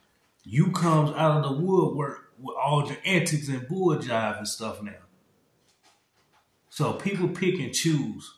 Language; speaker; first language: English; native; English